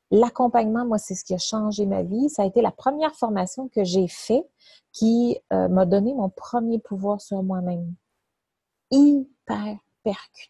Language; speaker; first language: French; native; French